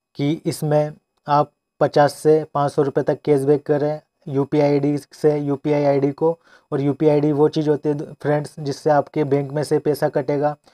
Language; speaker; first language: Hindi; non-native, local second language; Gujarati